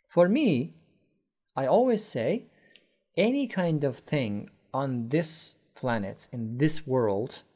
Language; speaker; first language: English; non-native, fluent; Persian